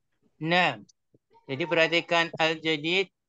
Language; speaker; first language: Indonesian; native; Indonesian